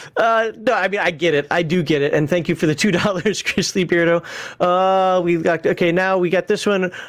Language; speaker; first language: English; native; English